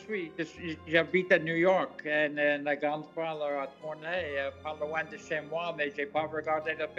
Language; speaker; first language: French; non-native, fluent; English